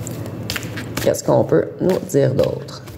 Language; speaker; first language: French; native; French